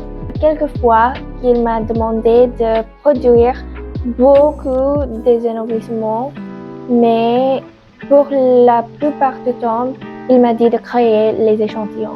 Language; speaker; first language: French; non-native, learner; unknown